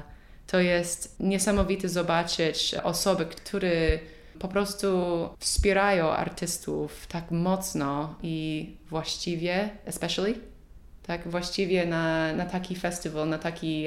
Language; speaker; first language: Polish; non-native, learner; English